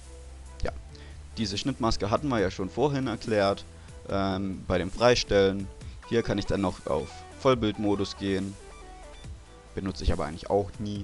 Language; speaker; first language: German; native; German